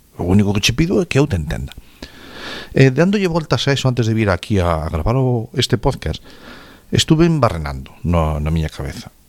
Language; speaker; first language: Galician; non-native, local second language; Spanish